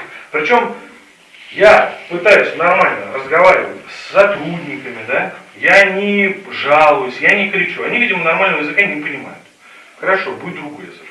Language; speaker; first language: Russian; native; Russian